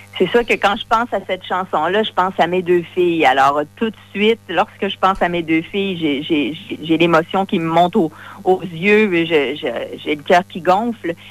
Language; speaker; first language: French; native; French